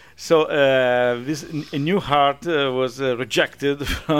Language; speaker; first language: English; non-native, fluent; Italian